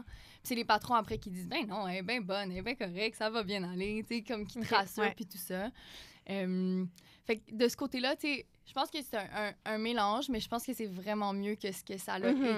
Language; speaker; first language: French; native; French